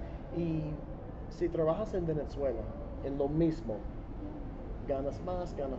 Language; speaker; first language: Spanish; non-native, fluent; English